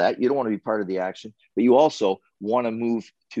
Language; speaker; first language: English; native; English